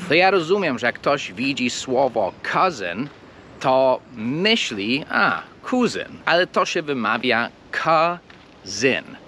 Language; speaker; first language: Polish; non-native, fluent; English